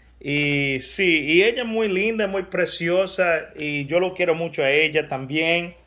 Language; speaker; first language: Spanish; early bilingual, heritage; Spanish